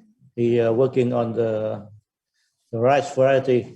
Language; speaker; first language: English; non-native, fluent; Vietnamese